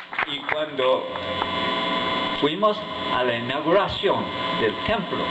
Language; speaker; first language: Spanish; non-native, fluent; English